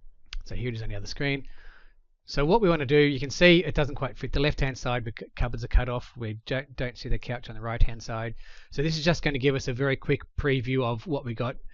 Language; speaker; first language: English; native; English